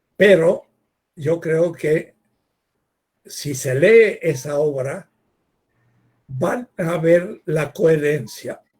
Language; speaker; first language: Spanish; native; Spanish